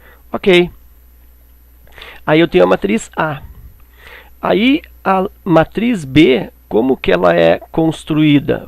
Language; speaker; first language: Portuguese; native; Portuguese